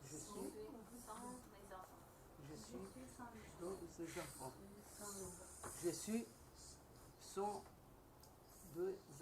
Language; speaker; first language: French; non-native, learner; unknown